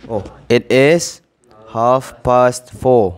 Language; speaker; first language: English; non-native, learner; Indonesian